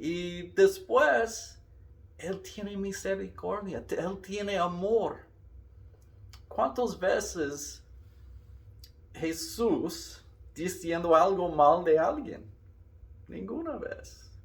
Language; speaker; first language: Spanish; non-native, learner; English